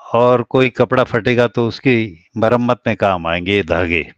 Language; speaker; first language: Hindi; native; Hindi